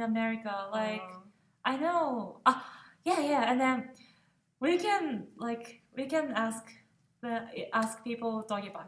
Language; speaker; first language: English; non-native, fluent; Japanese